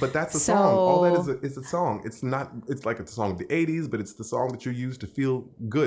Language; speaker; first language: English; native; English